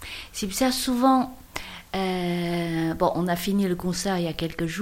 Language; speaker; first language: French; non-native, learner; Chinese